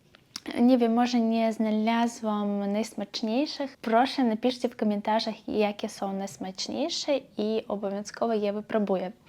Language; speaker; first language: Polish; non-native, learner; Belarusian